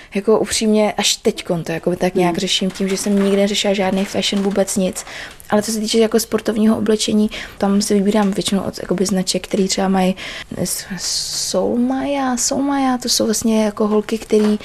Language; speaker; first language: Czech; early bilingual, other home language; Vietnamese